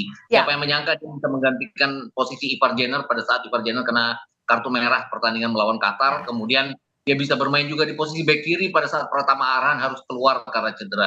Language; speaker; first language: Indonesian; native; Indonesian